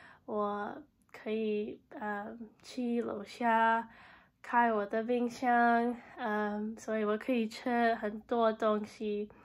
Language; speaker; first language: Chinese; non-native, learner; English